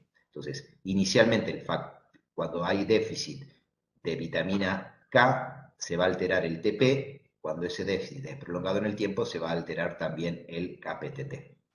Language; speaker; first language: Spanish; native; Spanish